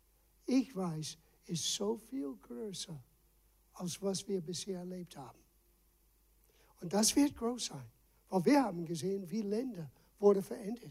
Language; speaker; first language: German; non-native, fluent; English